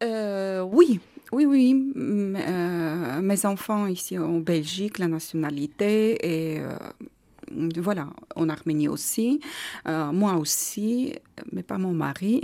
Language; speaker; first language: French; non-native, learner; Armenian